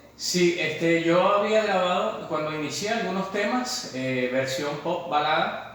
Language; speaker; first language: Spanish; native; Spanish